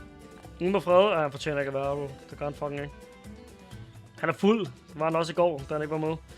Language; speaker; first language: Danish; native; Danish